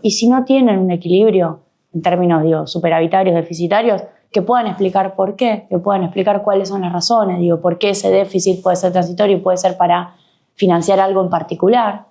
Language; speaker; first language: Spanish; native; Spanish